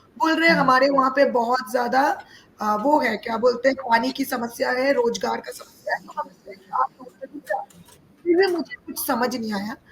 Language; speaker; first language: Hindi; non-native, local second language; Bangla